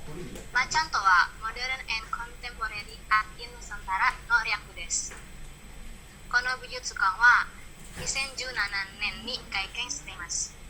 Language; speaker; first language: Japanese; non-native, learner; Indonesian